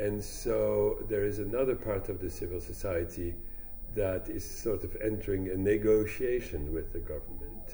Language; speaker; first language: English; non-native, fluent; French